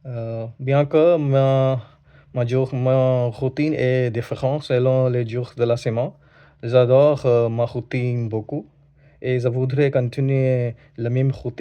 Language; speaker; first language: French; non-native, learner; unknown